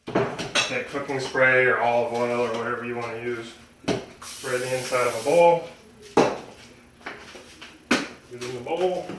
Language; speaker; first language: English; native; English